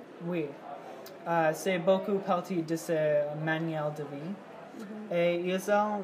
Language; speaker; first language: French; non-native, learner; English